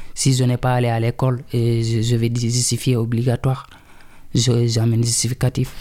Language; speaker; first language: French; non-native, local second language; Wolof